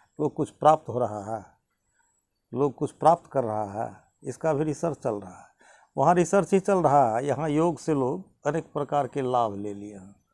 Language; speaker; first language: Hindi; native; Hindi